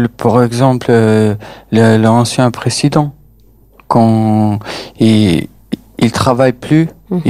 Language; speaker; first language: French; non-native, fluent; Albanian